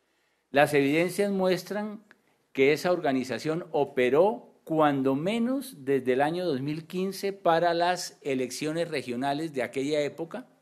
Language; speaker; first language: Spanish; native; Spanish